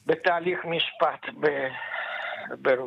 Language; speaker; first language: Hebrew; non-native, fluent; Russian